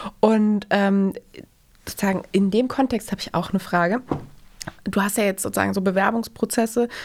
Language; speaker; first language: German; native; German